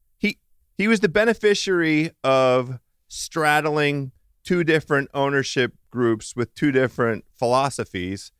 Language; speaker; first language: English; native; English